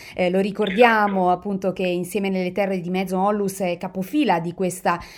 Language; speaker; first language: Italian; native; Italian